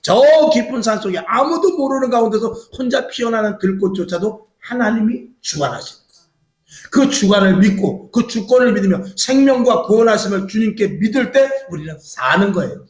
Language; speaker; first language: Korean; native; Korean